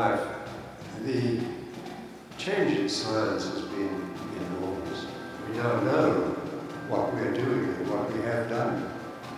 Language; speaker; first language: English; native; English